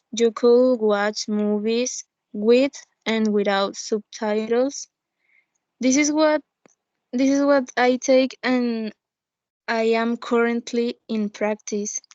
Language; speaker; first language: English; non-native, learner; Spanish